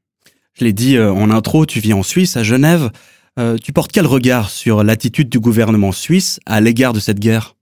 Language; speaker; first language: French; native; French